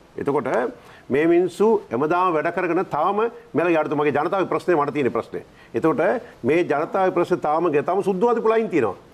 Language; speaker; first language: Sinhala; non-native, local second language; Tamil